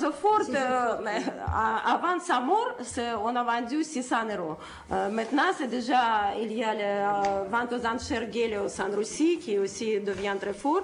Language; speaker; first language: French; non-native, fluent; Russian